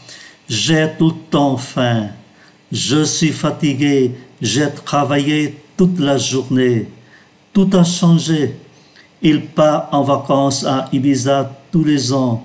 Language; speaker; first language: French; non-native, fluent; Vietnamese